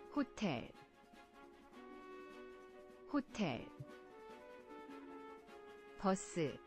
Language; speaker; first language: Korean; non-native, learner; English